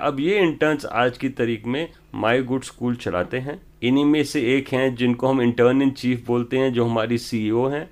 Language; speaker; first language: Hindi; native; Hindi